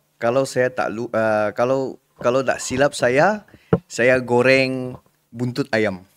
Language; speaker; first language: Malay; native; Malay